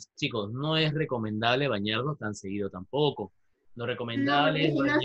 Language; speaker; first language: Spanish; native; Spanish